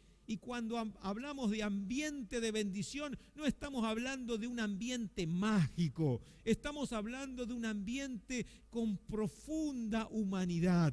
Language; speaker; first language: Spanish; native; Spanish